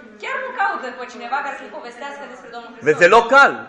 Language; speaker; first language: Hebrew; non-native, fluent; Romanian